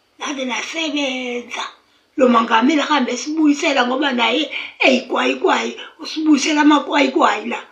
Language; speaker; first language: Zulu; native; Zulu